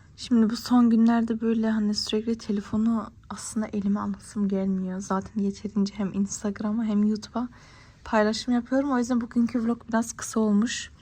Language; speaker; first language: Turkish; early bilingual, heritage; Turkish